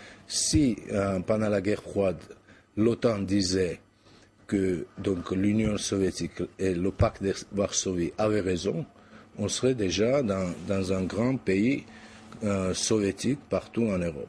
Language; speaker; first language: French; non-native, fluent; Georgian